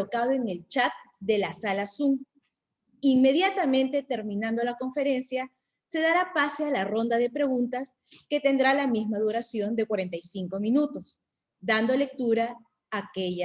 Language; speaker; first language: Spanish; native; Spanish